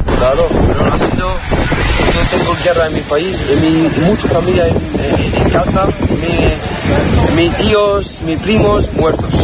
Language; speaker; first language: Spanish; non-native, learner; Arabic